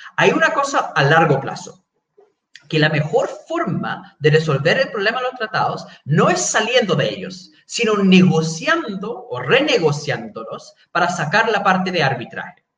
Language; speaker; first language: Spanish; non-native, fluent; English